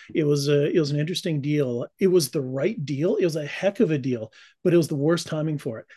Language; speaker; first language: English; native; English